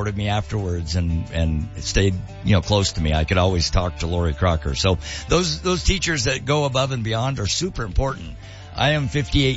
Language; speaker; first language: English; native; English